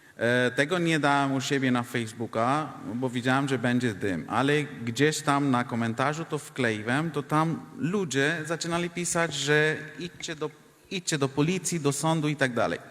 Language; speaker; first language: Polish; non-native, fluent; Hindi